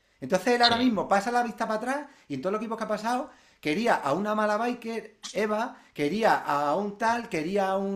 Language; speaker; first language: Spanish; native; Spanish